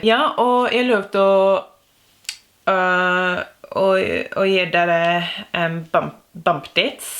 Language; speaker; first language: Norwegian; non-native, learner; English